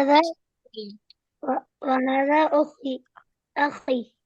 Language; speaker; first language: Arabic; non-native, learner; Urdu